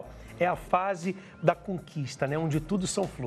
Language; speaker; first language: Portuguese; native; Portuguese